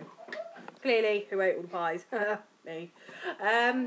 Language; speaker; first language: English; native; English